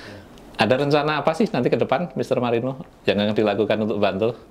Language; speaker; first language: Indonesian; native; Indonesian